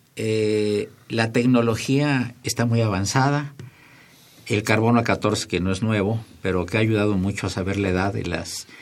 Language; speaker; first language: Spanish; native; Spanish